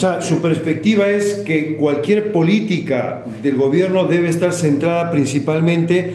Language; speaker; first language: Spanish; native; Spanish